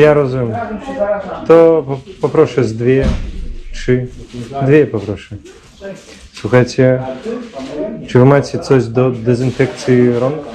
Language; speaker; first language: Polish; non-native, fluent; Belarusian